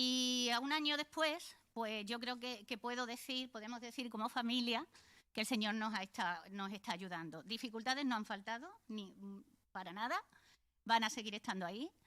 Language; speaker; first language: Spanish; native; Spanish